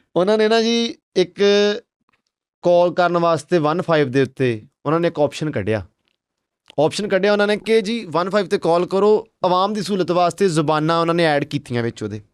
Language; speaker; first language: Punjabi; native; Punjabi